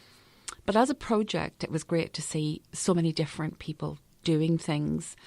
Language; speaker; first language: English; native; English